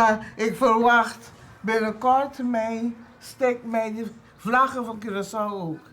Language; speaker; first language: Dutch; non-native, local second language; Papiamento